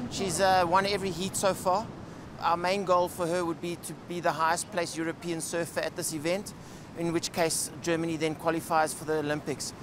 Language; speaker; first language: English; native; English